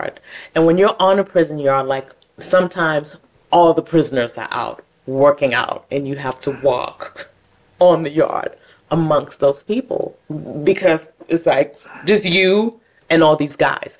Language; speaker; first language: English; native; English